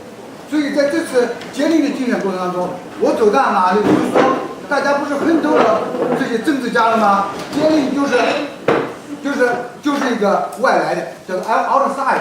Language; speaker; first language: Chinese; native; Chinese